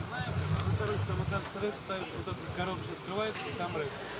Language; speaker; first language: Russian; native; Russian